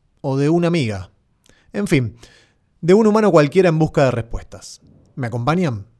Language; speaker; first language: Spanish; native; Spanish